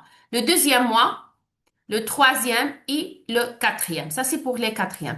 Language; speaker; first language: French; non-native, learner; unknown